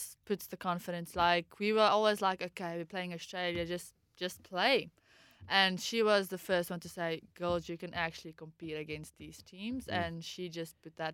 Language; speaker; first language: English; non-native, local second language; Afrikaans